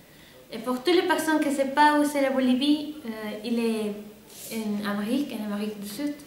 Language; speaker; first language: French; non-native, fluent; Spanish